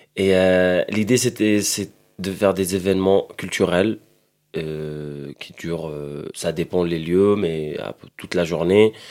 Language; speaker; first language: French; non-native, fluent; Arabic